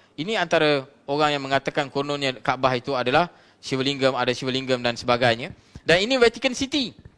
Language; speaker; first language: Malay; non-native, local second language; Tamil